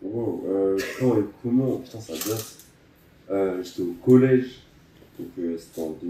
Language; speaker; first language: French; native; French